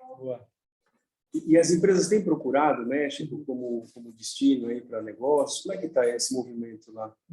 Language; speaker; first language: Portuguese; native; Portuguese